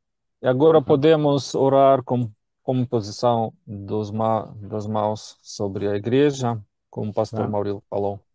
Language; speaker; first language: Portuguese; non-native, learner; Russian